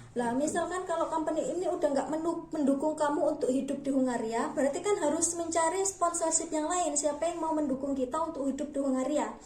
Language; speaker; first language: Indonesian; native; Indonesian